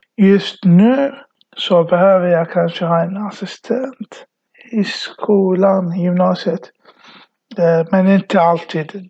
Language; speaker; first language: Swedish; early bilingual, other home language; Arabic